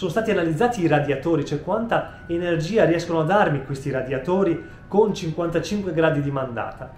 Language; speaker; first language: Italian; native; Italian